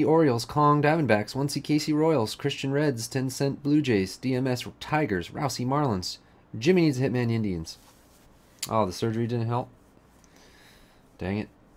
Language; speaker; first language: English; native; English